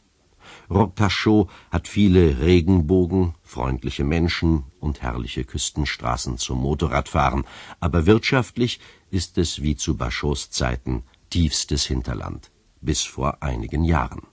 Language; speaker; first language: German; native; German